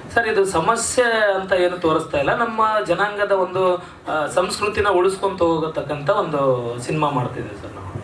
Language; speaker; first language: Kannada; non-native, local second language; Lambadi